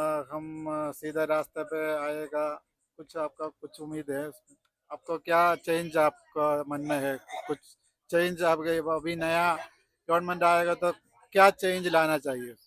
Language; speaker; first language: Hindi; non-native, local second language; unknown